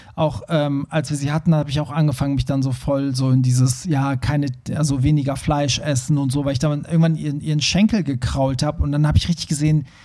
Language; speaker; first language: German; early bilingual, other home language; Persian